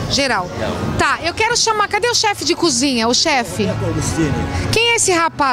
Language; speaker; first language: Portuguese; native; Portuguese